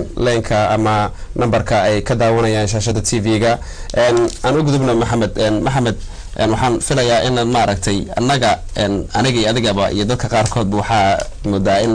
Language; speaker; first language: Somali; early bilingual, heritage; Somali